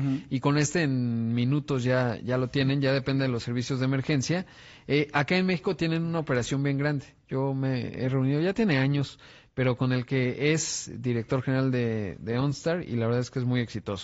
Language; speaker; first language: Spanish; native; Spanish